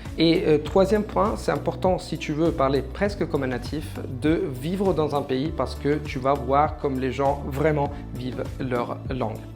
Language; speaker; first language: French; non-native, fluent; Italian